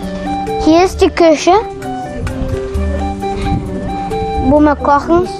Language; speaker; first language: German; early bilingual, heritage; German